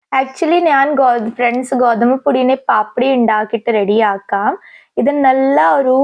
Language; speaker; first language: Malayalam; non-native, local second language; Hindi